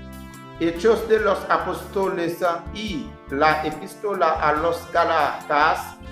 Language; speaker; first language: Spanish; non-native, learner; Haitian Creole